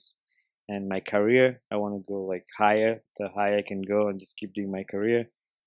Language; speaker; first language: English; non-native, local second language; Ganda